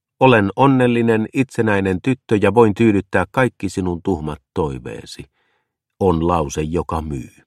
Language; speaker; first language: Finnish; native; Finnish